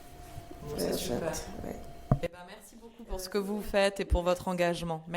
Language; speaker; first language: French; native; French